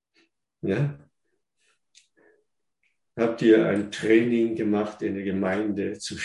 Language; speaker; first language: German; non-native, fluent; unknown